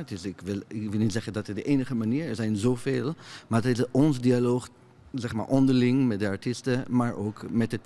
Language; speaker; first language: Dutch; non-native, fluent; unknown